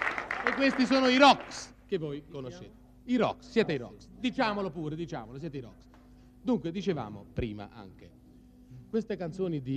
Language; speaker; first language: Italian; native; Italian